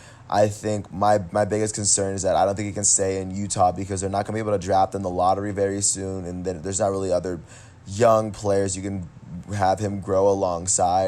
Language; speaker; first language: English; native; English